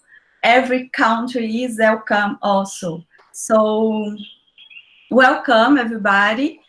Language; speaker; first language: English; non-native, learner; Portuguese